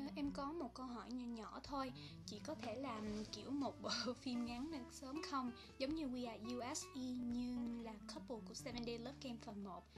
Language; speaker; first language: Vietnamese; early bilingual, heritage; Vietnamese